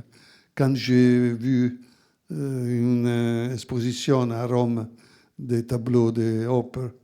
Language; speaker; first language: French; non-native, fluent; Italian